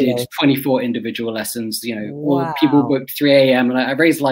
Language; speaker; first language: English; native; English